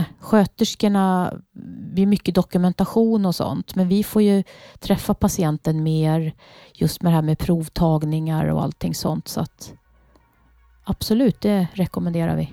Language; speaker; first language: Swedish; non-native, fluent; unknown